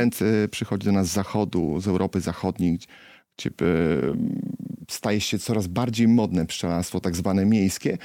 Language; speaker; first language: Polish; native; Polish